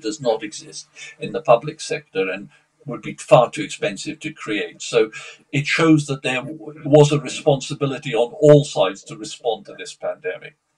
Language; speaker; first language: English; early bilingual, other home language; Polish